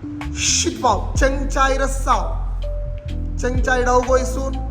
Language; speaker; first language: Vietnamese; non-native, learner; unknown